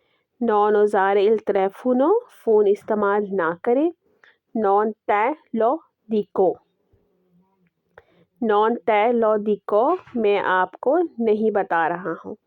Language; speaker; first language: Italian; non-native, learner; Urdu